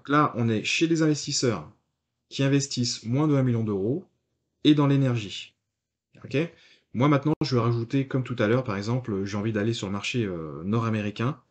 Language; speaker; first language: French; native; French